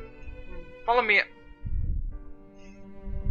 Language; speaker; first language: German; non-native, learner; English